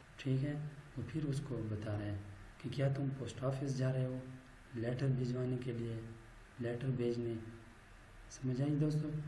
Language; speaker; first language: Urdu; native; Urdu